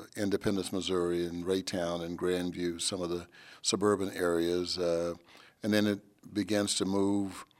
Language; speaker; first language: English; native; English